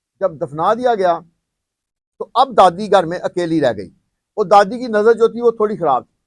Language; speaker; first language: Urdu; non-native, local second language; Punjabi